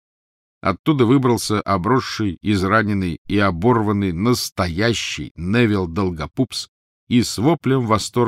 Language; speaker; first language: Russian; native; Russian